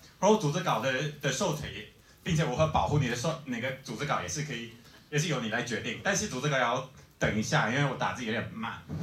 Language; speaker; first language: Chinese; non-native, fluent; English